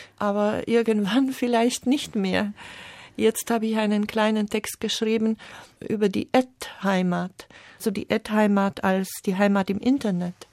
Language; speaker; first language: German; non-native, fluent; Slovak